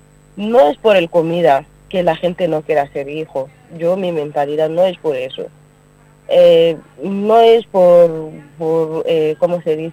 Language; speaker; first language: Spanish; non-native, learner; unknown